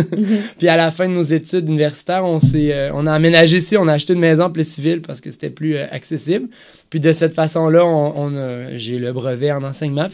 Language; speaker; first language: French; native; French